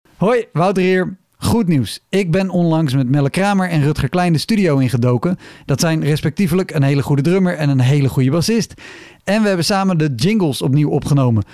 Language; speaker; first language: Dutch; native; Dutch